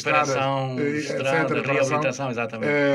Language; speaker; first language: Portuguese; non-native, local second language; Upper Guinea Crioulo